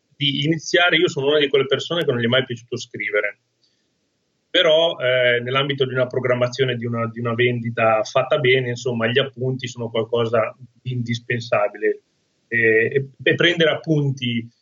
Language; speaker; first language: Italian; native; Italian